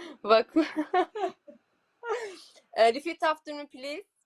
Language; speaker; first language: English; non-native, learner; Turkish